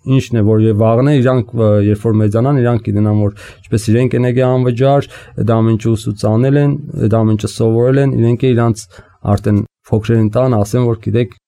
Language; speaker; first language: Armenian; native; Armenian